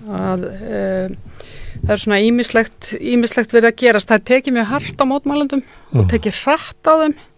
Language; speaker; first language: Icelandic; non-native, fluent; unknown